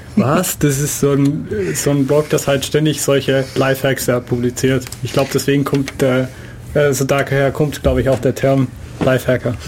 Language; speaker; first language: German; non-native, fluent; Dutch